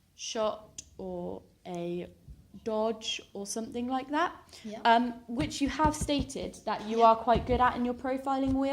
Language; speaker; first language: English; native; English